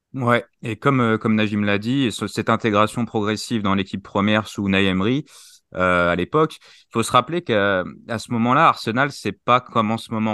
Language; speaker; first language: French; native; French